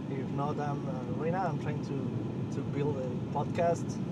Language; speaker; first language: English; non-native, learner; Spanish